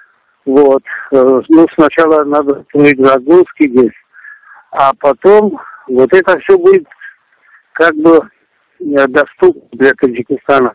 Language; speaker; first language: Russian; non-native, local second language; Tajik